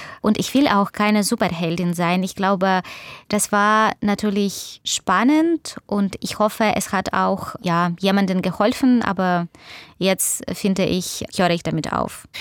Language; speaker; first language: German; non-native, fluent; Russian